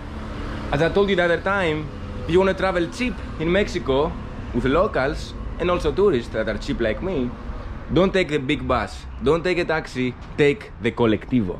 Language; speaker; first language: English; non-native, fluent; Greek